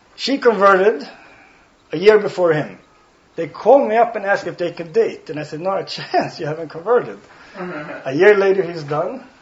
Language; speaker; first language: English; non-native, fluent; Swedish